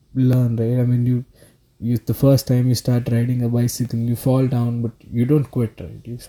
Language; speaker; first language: English; non-native, local second language; Telugu